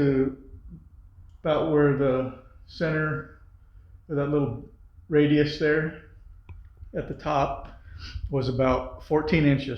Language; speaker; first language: English; native; English